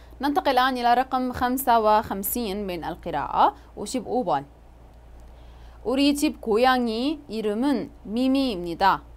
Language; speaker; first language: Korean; non-native, fluent; Arabic